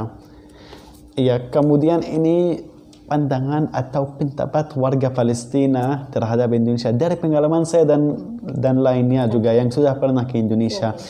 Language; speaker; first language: Indonesian; non-native, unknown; Arabic